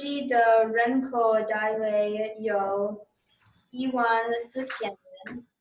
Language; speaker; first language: Chinese; non-native, learner; English